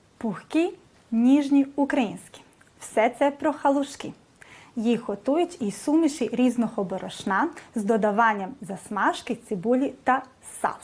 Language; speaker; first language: Ukrainian; early bilingual, heritage; Ukrainian